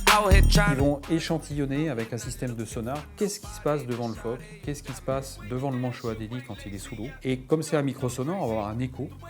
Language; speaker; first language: French; native; French